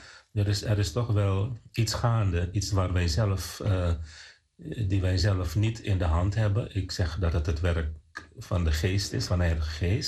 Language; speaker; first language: Dutch; non-native, fluent; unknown